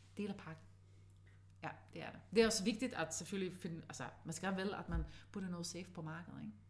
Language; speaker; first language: Danish; non-native, fluent; Dutch